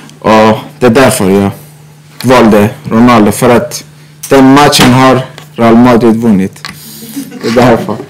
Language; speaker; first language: Swedish; non-native, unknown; Persian